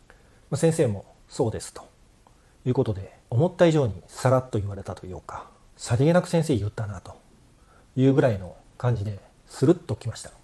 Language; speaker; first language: Japanese; native; Japanese